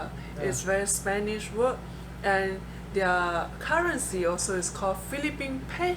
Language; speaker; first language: English; non-native, fluent; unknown